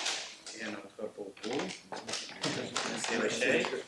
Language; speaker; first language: French; non-native, learner; Catalan